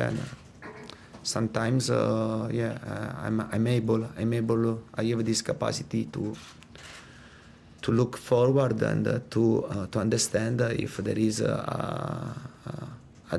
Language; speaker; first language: English; non-native, fluent; Italian